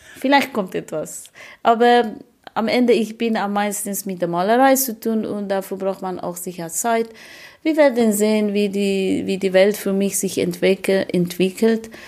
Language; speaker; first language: German; non-native, fluent; Persian